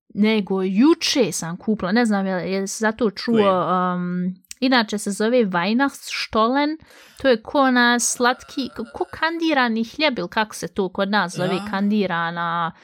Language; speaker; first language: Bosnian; native; Bosnian